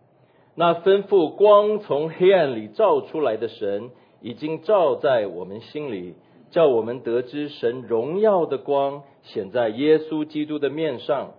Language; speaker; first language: Chinese; native; Chinese